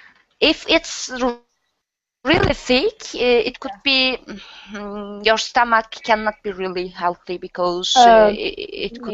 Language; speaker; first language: English; non-native, learner; Turkish